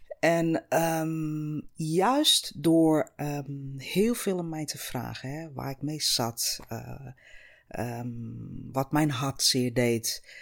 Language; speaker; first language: Dutch; non-native, fluent; English